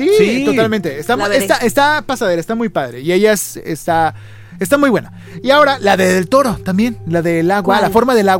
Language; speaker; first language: Spanish; native; Spanish